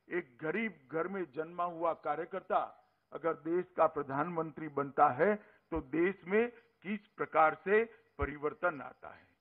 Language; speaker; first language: Hindi; non-native, local second language; Gujarati